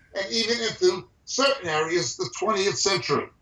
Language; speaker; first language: English; native; English